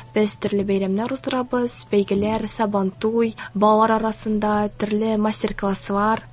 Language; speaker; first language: Tatar; early bilingual, heritage; Tatar